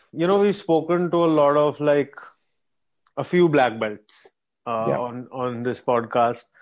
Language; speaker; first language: English; non-native, local second language; Hindi